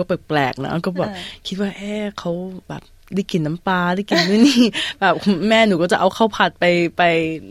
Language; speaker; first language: Thai; early bilingual, heritage; Thai